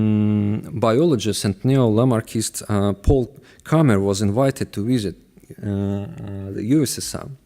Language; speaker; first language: English; non-native, fluent; Russian